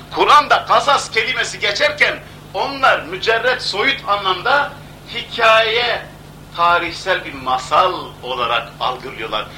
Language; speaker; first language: Turkish; non-native, local second language; Kurdish